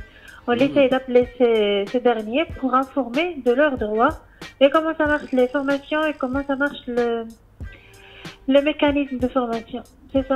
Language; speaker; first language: French; non-native, learner; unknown